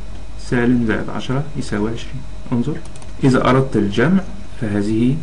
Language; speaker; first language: Arabic; native; Arabic